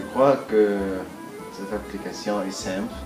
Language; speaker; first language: French; non-native, learner; English